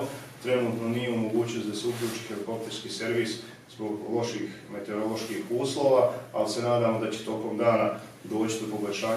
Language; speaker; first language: Bosnian; native; Bosnian